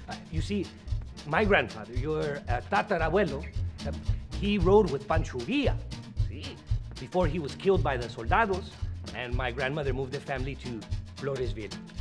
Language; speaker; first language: English; early bilingual, other home language; Spanish